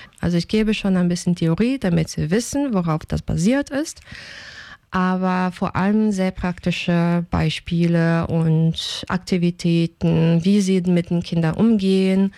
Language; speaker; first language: German; non-native, fluent; Portuguese